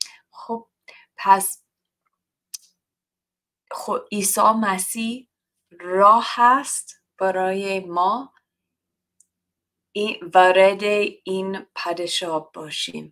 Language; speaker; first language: Persian; non-native, learner; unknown